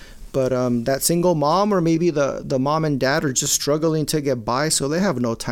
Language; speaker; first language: English; native; English